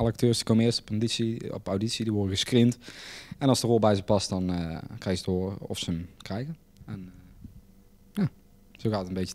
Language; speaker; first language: Dutch; native; Dutch